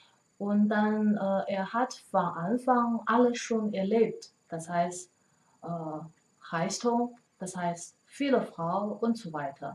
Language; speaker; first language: German; non-native, learner; Chinese